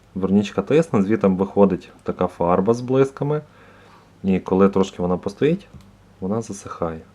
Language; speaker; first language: Ukrainian; native; Ukrainian